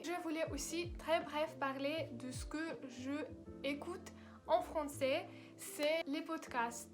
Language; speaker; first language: French; non-native, learner; Russian